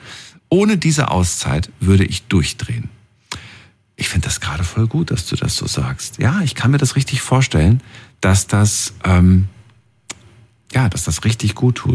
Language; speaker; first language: German; native; German